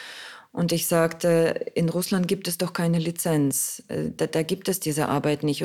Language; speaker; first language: German; non-native, fluent; Russian